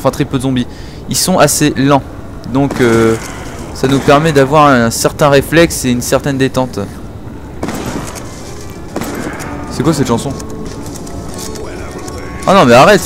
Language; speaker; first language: French; native; French